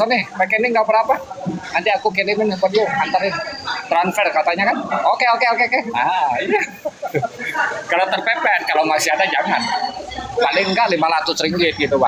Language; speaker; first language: Indonesian; non-native, learner; Vietnamese